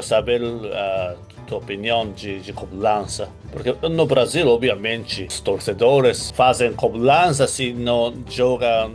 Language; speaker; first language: Portuguese; non-native, learner; Japanese